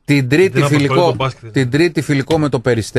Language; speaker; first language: Greek; native; Greek